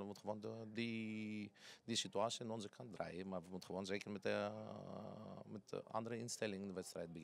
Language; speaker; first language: Dutch; non-native, fluent; Greek